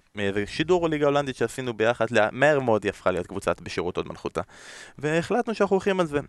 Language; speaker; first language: Hebrew; native; Hebrew